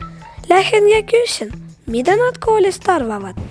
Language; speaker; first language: Estonian; non-native, local second language; Russian